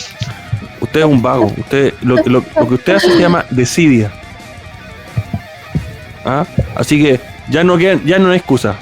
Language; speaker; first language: Spanish; native; Spanish